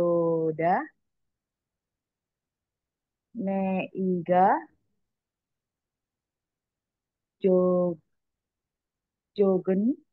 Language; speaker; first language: Korean; non-native, learner; Indonesian